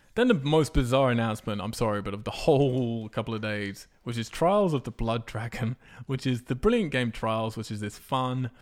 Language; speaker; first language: English; native; English